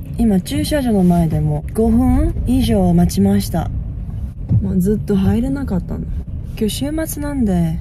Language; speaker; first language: Japanese; non-native, fluent; Korean